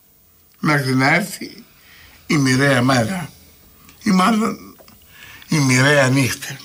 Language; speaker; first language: Greek; native; Greek